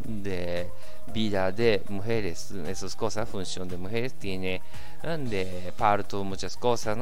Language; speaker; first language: Spanish; non-native, learner; Japanese